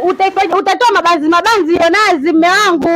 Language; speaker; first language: Swahili; native; Swahili